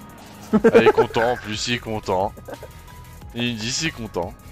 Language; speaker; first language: French; native; French